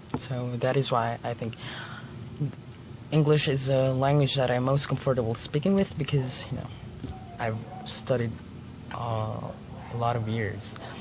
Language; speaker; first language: English; non-native, local second language; Filipino